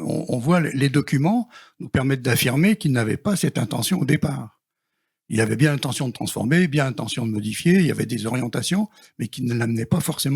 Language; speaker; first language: French; native; French